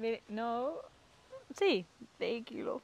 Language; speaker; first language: Spanish; non-native, learner; Danish